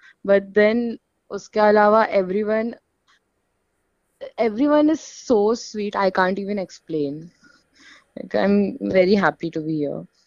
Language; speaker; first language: English; non-native, local second language; Hindi